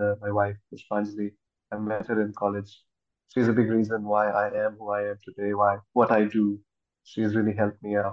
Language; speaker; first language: English; non-native, local second language; Hindi